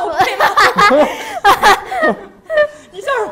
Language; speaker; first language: Chinese; native; Chinese